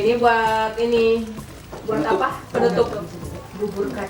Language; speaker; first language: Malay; non-native, local second language; Sundanese